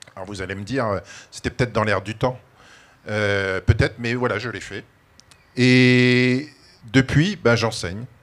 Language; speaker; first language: French; native; French